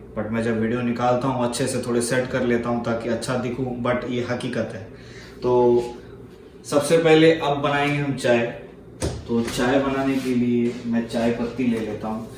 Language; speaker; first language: Hindi; native; Hindi